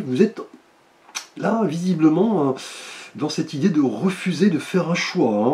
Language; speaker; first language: French; native; French